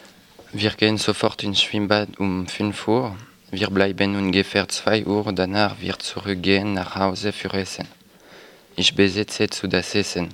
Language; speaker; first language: German; non-native, learner; French